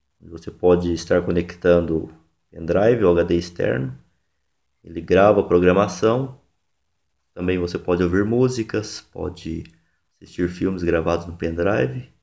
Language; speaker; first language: Portuguese; native; Portuguese